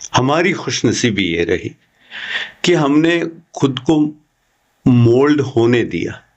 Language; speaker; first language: Hindi; non-native, local second language; Kashmiri